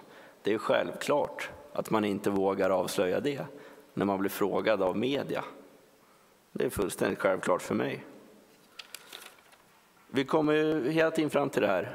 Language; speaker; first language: Swedish; native; Swedish